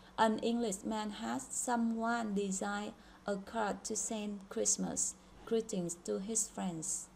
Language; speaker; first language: English; non-native, fluent; Vietnamese